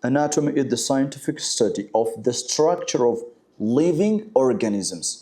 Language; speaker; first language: English; non-native, local second language; Amharic